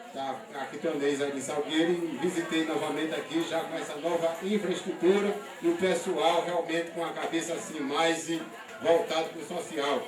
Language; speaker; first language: Portuguese; native; Portuguese